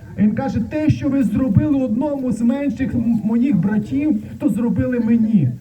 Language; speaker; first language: Ukrainian; non-native, local second language; Russian